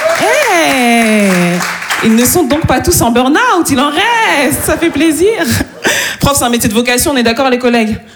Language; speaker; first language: French; native; French